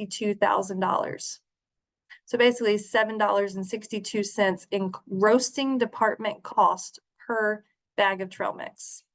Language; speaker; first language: English; native; English